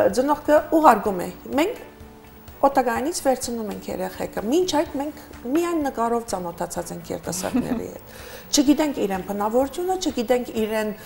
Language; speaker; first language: Armenian; early bilingual, heritage; Armenian